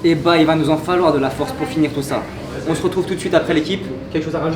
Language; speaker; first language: French; native; French